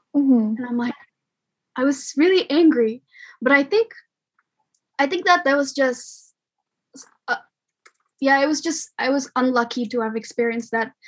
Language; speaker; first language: English; non-native, fluent; Indonesian